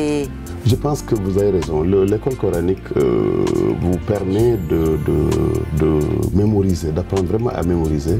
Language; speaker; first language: French; non-native, local second language; Wolof